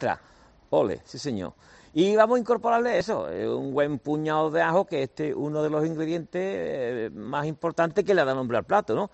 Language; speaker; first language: Spanish; native; Spanish